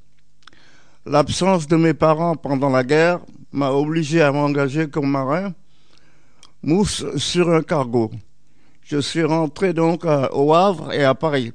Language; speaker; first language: French; non-native, local second language; English